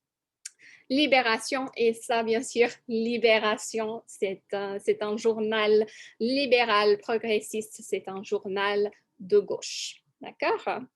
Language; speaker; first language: French; non-native, fluent; English